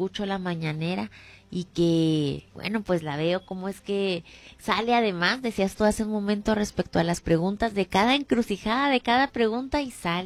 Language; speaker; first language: Spanish; native; Spanish